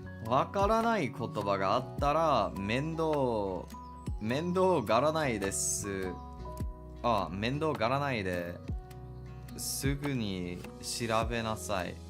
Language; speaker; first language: Japanese; non-native, learner; English